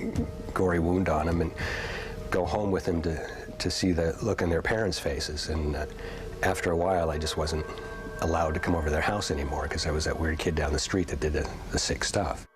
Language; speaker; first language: English; native; English